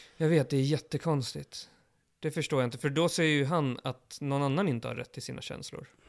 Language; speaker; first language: Swedish; early bilingual, other home language; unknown